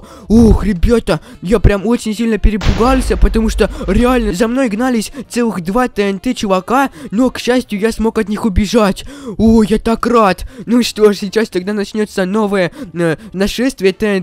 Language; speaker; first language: Russian; native; Russian